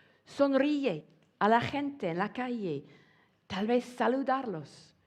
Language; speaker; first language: Spanish; non-native, fluent; English